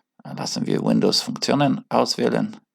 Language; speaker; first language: German; non-native, learner; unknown